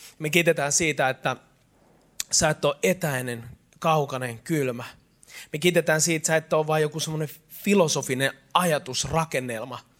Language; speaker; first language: Finnish; native; Finnish